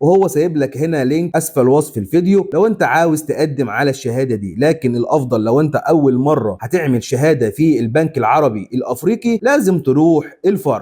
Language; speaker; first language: Arabic; native; Arabic